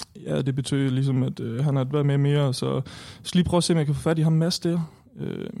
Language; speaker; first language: Danish; native; Danish